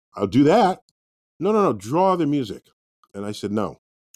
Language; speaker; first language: English; native; English